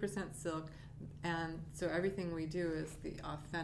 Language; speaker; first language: English; native; English